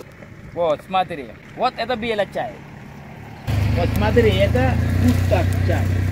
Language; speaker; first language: Russian; non-native, learner; Sinhala